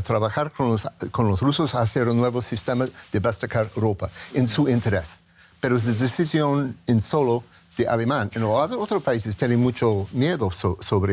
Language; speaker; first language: Spanish; non-native, learner; English